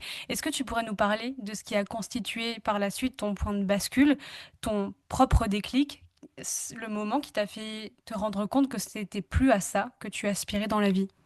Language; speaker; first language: French; native; French